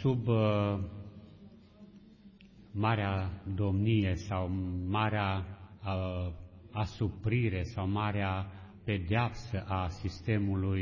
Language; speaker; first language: Romanian; non-native, learner; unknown